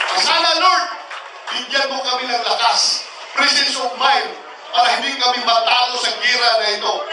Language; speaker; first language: Filipino; non-native, local second language; Cebuano